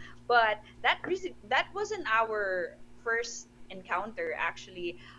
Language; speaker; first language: English; non-native, local second language; Filipino